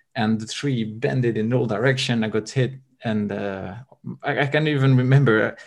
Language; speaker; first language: English; non-native, fluent; French